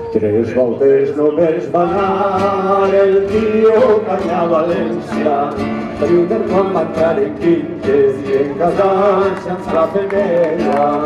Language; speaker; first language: Catalan; non-native, local second language; Spanish